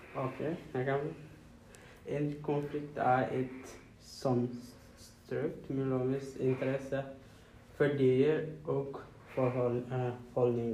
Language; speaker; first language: Norwegian; non-native, learner; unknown